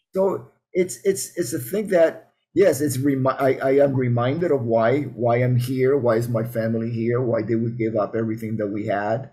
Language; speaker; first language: English; early bilingual, other home language; Spanish